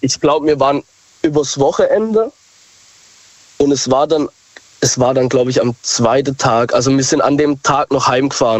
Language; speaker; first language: German; native; German